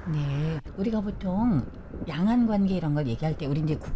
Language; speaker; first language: Korean; native; Korean